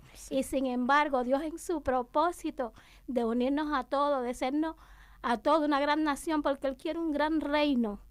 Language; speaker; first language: Spanish; native; Spanish